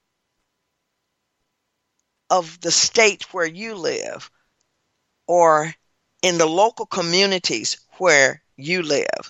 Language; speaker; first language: English; native; English